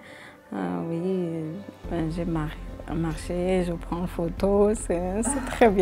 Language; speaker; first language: French; non-native, learner; Persian